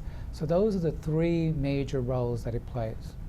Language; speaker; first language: English; native; English